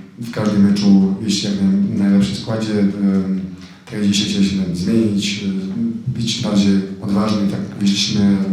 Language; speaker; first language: Polish; non-native, fluent; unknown